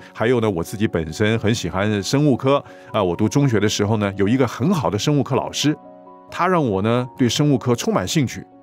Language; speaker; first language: Chinese; non-native, local second language; Cantonese